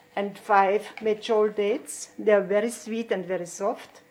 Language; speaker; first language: English; non-native, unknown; German